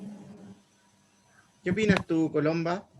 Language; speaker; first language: Spanish; native; Spanish